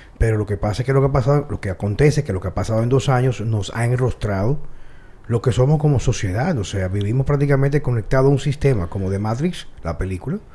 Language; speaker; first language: Spanish; native; Spanish